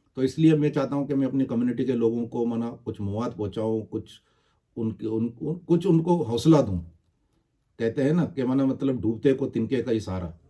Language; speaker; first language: Urdu; non-native, local second language; Baluchi